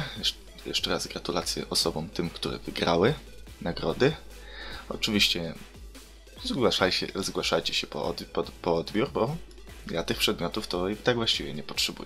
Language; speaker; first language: Polish; native; Polish